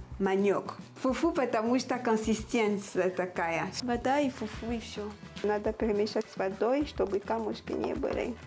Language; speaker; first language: Russian; non-native, fluent; French